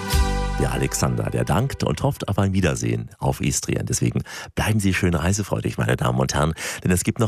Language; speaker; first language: German; native; German